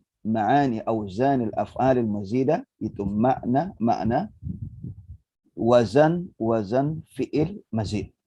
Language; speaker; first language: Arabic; non-native, fluent; Indonesian